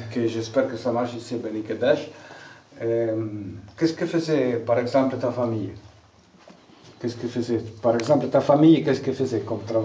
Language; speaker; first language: French; non-native, fluent; Italian